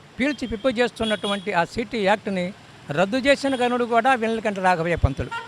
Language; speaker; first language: Telugu; native; Telugu